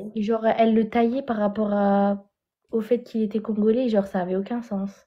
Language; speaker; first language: French; native; French